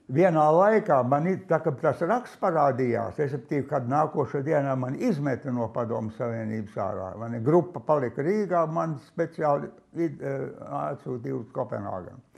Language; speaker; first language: Latvian; early bilingual, heritage; Latvian